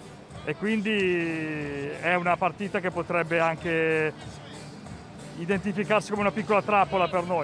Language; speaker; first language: Italian; native; Italian